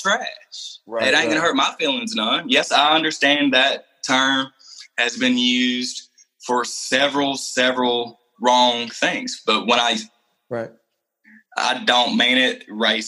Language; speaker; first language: English; native; English